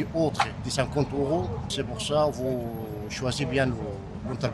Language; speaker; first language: French; non-native, fluent; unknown